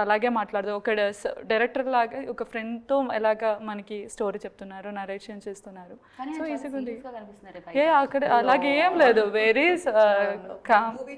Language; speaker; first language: Telugu; non-native, learner; Malayalam